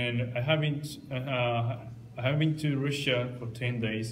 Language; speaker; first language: English; non-native, learner; Japanese